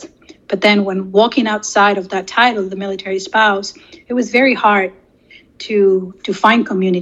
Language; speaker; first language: English; non-native, fluent; Spanish